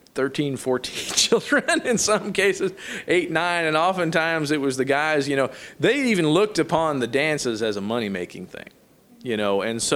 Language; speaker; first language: English; native; English